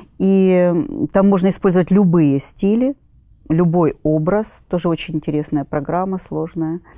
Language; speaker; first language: Russian; native; Russian